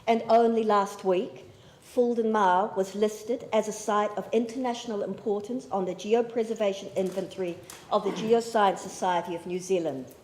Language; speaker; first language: English; native; English